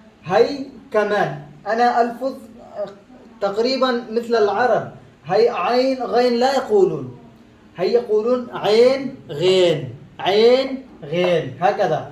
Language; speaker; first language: Arabic; non-native, learner; Pashto